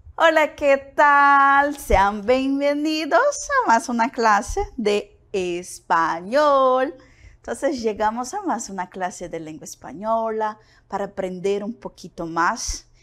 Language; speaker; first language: Spanish; non-native, learner; Portuguese